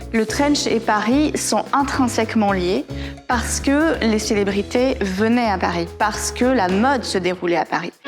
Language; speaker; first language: French; native; French